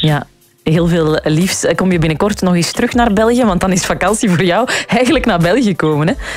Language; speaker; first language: Dutch; native; Dutch